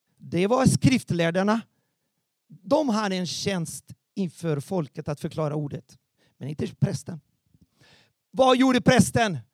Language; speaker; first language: Swedish; non-native, fluent; Portuguese